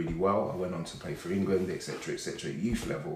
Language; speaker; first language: English; native; English